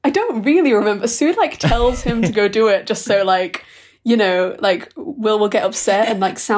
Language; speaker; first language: English; native; English